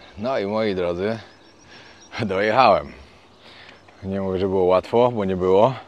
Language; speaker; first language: Polish; native; Polish